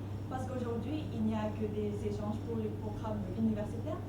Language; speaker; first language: French; non-native, fluent; Thai